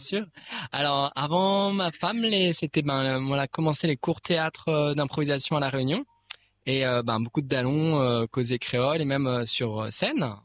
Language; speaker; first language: French; native; French